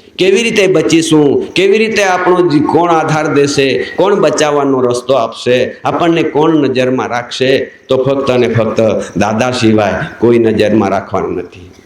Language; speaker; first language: Gujarati; non-native, local second language; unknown